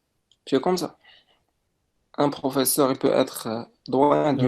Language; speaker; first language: French; non-native, local second language; Arabic